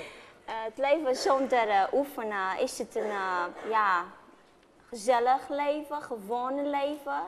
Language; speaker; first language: Dutch; non-native, fluent; Romanian